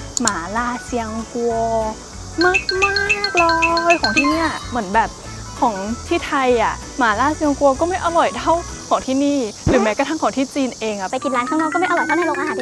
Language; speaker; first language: Thai; native; Thai